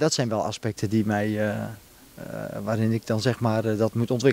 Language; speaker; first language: Dutch; native; Dutch